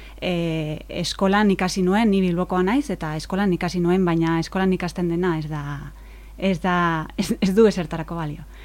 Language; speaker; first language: Basque; non-native, local second language; Spanish